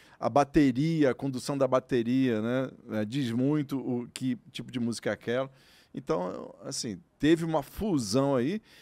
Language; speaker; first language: Portuguese; native; Portuguese